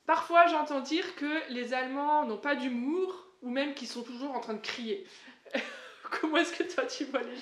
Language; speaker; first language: French; native; French